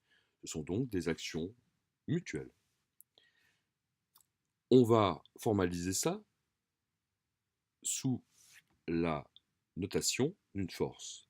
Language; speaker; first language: French; native; French